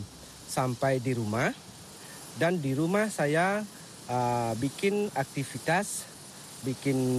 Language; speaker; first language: Indonesian; non-native, local second language; Balinese